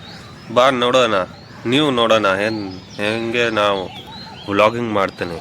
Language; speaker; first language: Kannada; non-native, local second language; Hindi